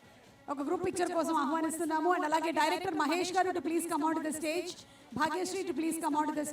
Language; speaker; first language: Telugu; native; Telugu